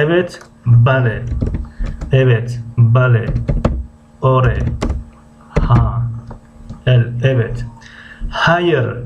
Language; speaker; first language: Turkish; non-native, fluent; Tajik